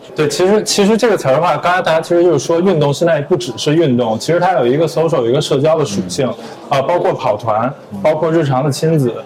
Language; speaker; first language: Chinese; native; Chinese